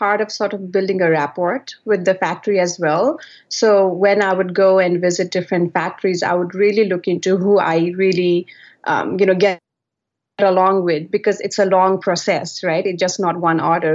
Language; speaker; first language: English; non-native, local second language; Nepali